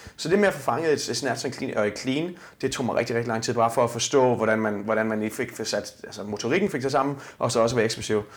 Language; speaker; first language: Danish; native; Danish